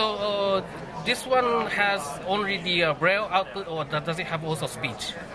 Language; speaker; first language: English; non-native, fluent; Japanese